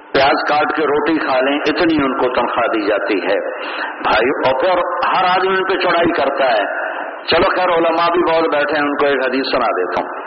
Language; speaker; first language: Urdu; non-native, local second language; Punjabi